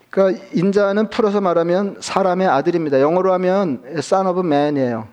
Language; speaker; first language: Korean; native; Korean